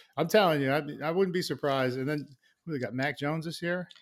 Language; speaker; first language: English; native; English